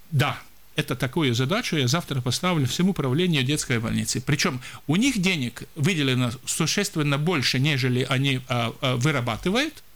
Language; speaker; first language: Russian; non-native, local second language; Latvian